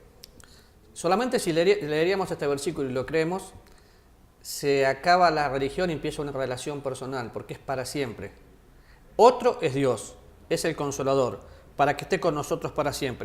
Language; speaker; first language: Spanish; native; Spanish